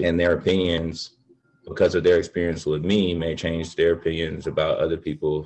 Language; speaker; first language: English; native; English